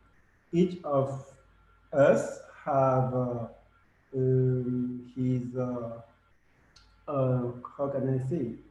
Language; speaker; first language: English; non-native, learner; French